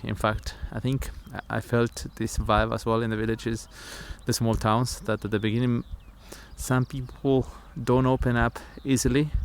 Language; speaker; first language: English; non-native, fluent; Spanish